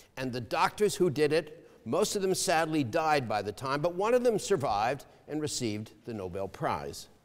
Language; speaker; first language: English; native; English